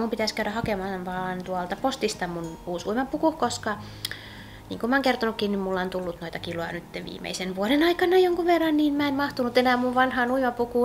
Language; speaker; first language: Finnish; native; Finnish